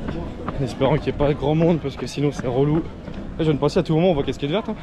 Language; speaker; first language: French; native; French